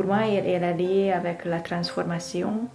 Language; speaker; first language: French; non-native, fluent; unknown